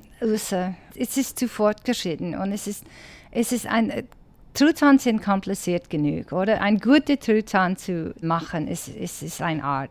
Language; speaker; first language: German; non-native, learner; English